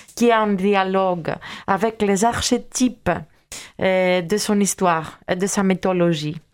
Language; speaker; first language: French; non-native, fluent; Greek